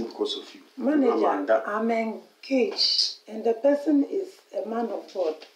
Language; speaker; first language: English; non-native, local second language; Akan